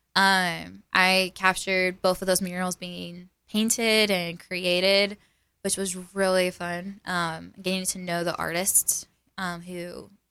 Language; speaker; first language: English; native; English